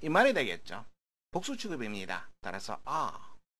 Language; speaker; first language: Korean; native; Korean